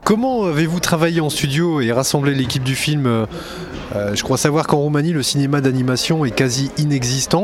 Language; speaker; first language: French; native; French